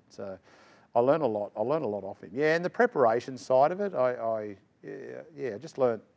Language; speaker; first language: English; native; English